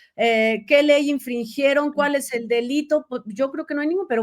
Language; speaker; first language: Spanish; native; Spanish